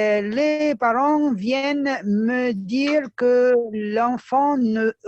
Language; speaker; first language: French; non-native, fluent; Arabic